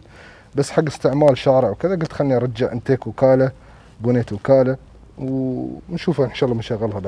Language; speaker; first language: Arabic; native; Arabic